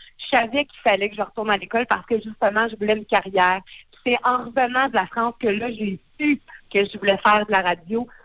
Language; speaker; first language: French; native; French